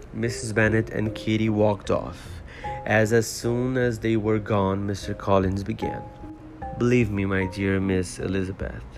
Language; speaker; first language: English; non-native, fluent; Portuguese